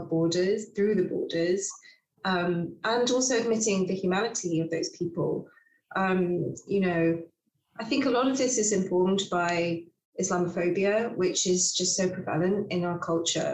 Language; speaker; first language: English; native; English